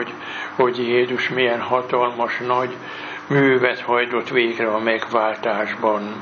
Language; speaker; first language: Hungarian; native; Hungarian